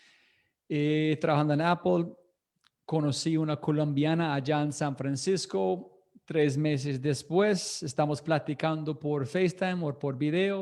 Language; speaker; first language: Spanish; non-native, fluent; English